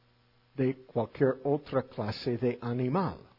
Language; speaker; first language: Spanish; non-native, fluent; English